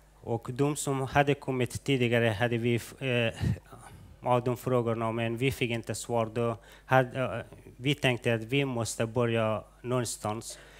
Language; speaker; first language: Swedish; non-native, fluent; Hazaragi